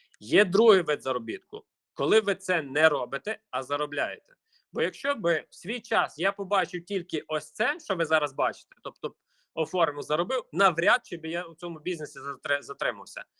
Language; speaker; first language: Ukrainian; native; Ukrainian